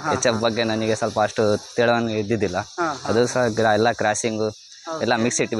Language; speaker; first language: Kannada; non-native, local second language; Urdu